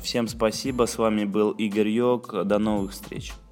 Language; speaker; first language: Russian; native; Russian